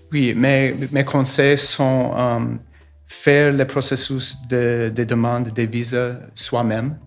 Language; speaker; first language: French; non-native, learner; English